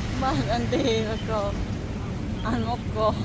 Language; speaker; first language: Korean; non-native, learner; Lao